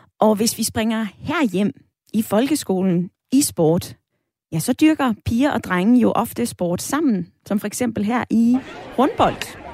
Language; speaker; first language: Danish; native; Danish